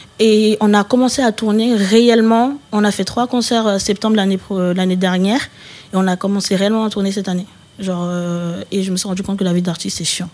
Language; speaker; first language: French; early bilingual, other home language; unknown